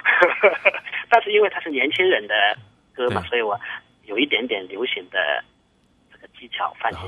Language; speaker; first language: Chinese; native; Chinese